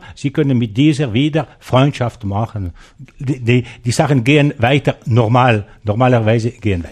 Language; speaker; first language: German; non-native, local second language; French